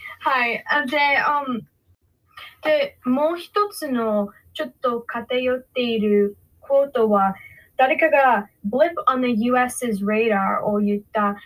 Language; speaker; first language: Japanese; non-native, learner; English